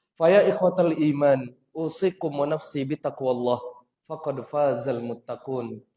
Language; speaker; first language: Indonesian; native; Indonesian